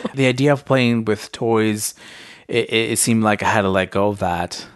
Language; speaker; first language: English; early bilingual, other home language; Spanish